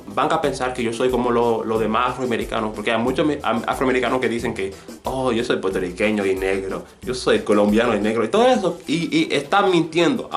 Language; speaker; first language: Spanish; non-native, fluent; English